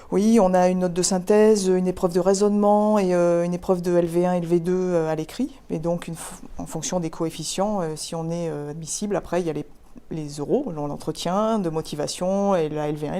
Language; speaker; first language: French; native; French